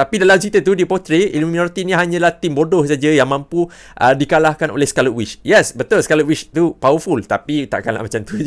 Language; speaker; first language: Malay; native; Malay